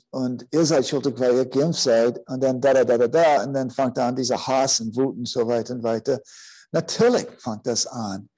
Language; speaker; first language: German; non-native, fluent; English